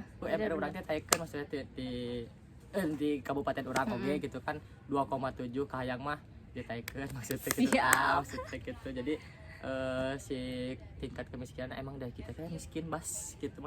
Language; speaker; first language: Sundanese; native; Sundanese